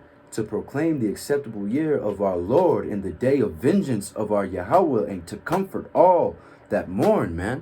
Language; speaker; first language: English; native; English